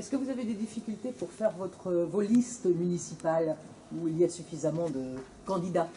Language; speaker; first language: French; native; French